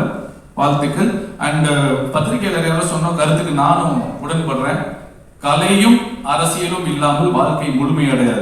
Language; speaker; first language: Tamil; native; Tamil